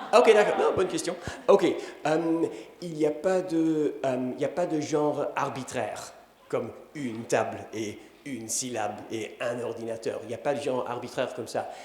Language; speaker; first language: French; non-native, fluent; English